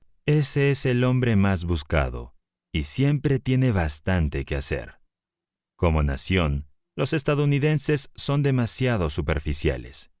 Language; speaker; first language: Spanish; native; Spanish